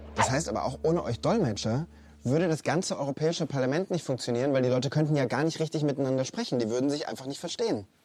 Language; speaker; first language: German; native; German